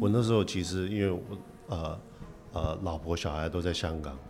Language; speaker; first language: Chinese; early bilingual, heritage; Chinese